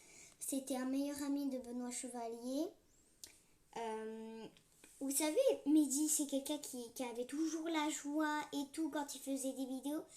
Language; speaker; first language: French; native; French